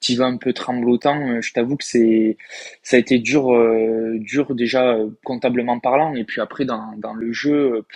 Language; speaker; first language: French; native; French